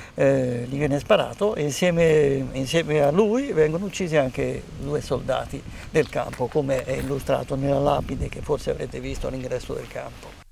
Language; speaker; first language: Italian; native; Italian